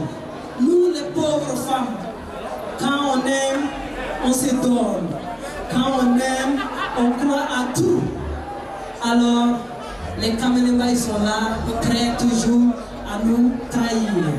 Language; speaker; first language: French; non-native, local second language; Bambara